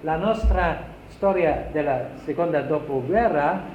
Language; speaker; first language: Italian; non-native, fluent; German